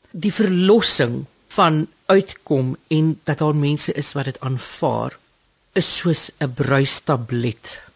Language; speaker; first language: Afrikaans; native; Afrikaans